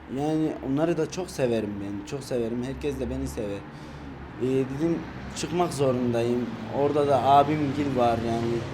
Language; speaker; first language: Turkish; non-native, fluent; Arabic